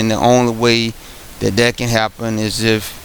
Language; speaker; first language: English; native; English